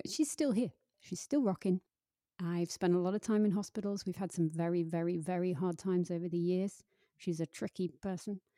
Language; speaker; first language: English; native; English